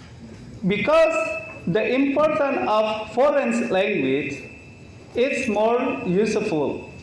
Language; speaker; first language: English; non-native, learner; Indonesian